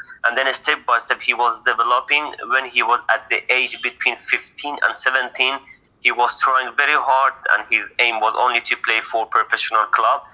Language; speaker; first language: English; non-native, fluent; Persian